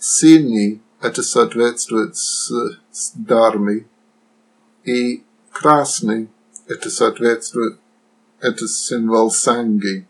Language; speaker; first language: Russian; non-native, fluent; Slovak